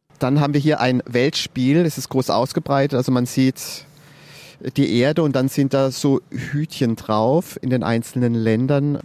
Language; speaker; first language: German; native; German